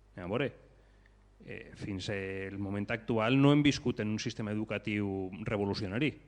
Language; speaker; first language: Catalan; native; Catalan